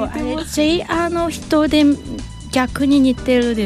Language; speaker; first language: Japanese; non-native, fluent; Chinese